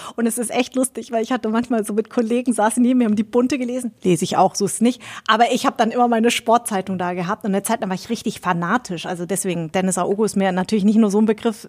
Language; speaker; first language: German; early bilingual, other home language; Vietnamese